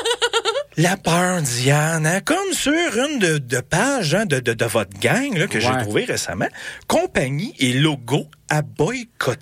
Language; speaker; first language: French; native; French